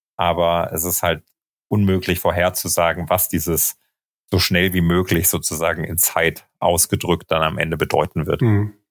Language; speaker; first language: German; native; German